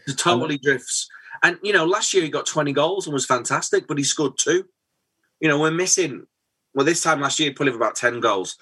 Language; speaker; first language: English; native; English